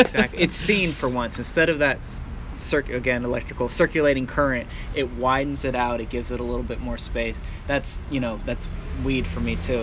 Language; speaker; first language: English; native; English